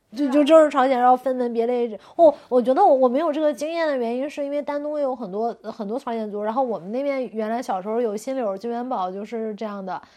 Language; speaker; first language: Chinese; native; Chinese